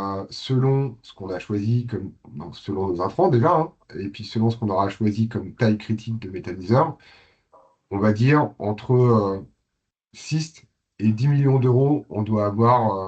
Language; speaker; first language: French; native; French